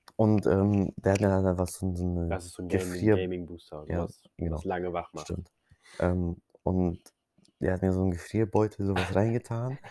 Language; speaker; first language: German; early bilingual, other home language; Polish